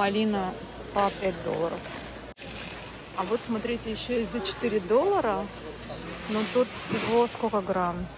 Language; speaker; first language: Russian; native; Russian